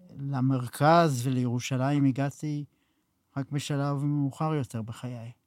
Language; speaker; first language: Hebrew; early bilingual, other home language; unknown